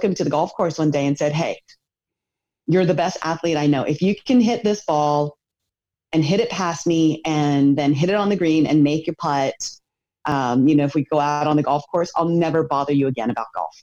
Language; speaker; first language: English; native; English